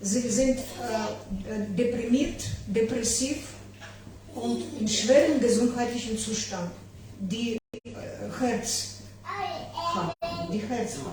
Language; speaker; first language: German; non-native, learner; Ukrainian